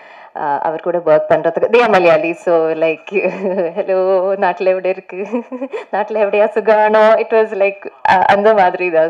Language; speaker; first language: Tamil; non-native, fluent; Malayalam